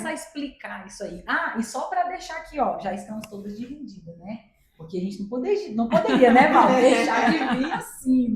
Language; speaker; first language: Portuguese; native; Portuguese